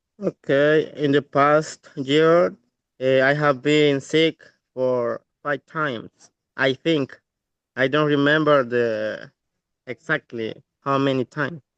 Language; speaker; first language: English; non-native, learner; Spanish